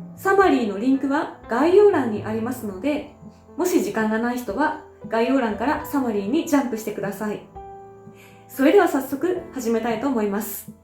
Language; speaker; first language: Japanese; native; Japanese